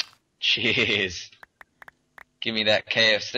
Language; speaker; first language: English; native; English